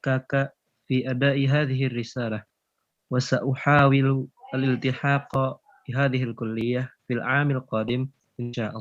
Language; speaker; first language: Arabic; non-native, learner; Indonesian